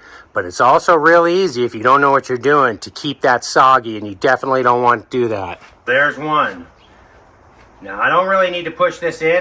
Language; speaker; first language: English; native; English